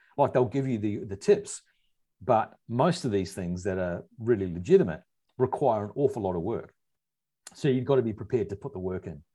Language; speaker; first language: English; native; English